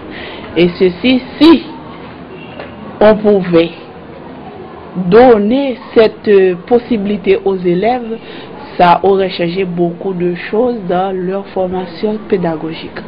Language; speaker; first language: French; non-native, local second language; Haitian Creole